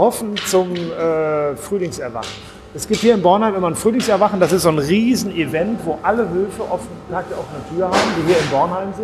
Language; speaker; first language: German; native; German